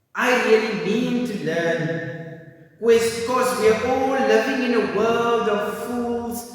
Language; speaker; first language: English; non-native, local second language; Afrikaans